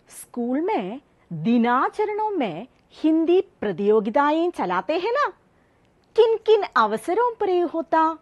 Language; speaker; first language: Hindi; non-native, local second language; Malayalam